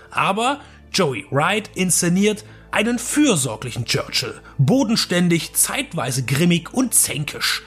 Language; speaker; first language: German; native; German